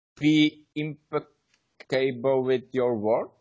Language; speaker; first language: English; non-native, learner; Czech